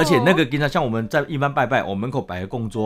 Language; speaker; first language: Chinese; native; Chinese